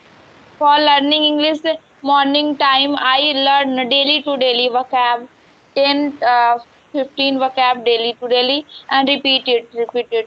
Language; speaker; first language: English; non-native, learner; Hindi